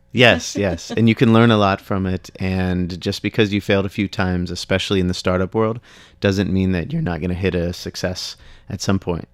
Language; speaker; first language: English; native; English